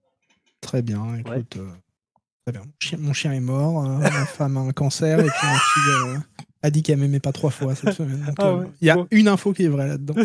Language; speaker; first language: French; native; French